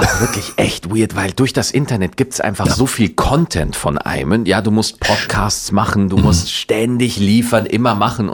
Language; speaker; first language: German; native; German